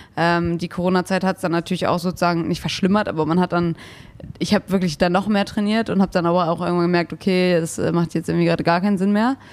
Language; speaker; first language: German; early bilingual, other home language; English